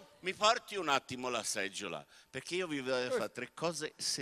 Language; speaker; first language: Italian; native; Italian